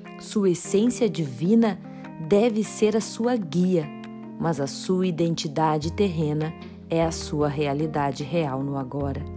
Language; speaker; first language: Portuguese; native; Portuguese